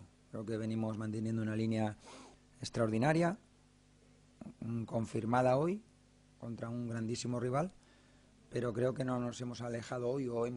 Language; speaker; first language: Spanish; native; Spanish